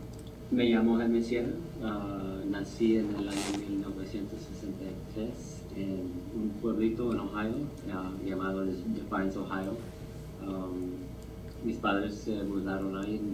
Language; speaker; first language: Spanish; early bilingual, heritage; Spanish